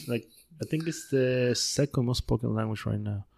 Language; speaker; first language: English; non-native, fluent; Spanish